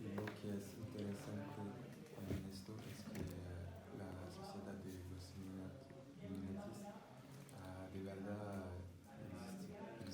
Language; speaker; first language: Spanish; non-native, learner; French